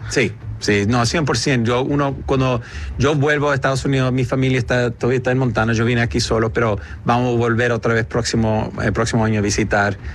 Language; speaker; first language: Spanish; early bilingual, heritage; Spanish